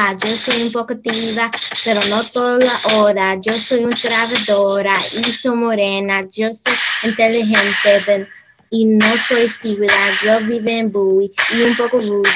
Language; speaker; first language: Spanish; non-native, learner; English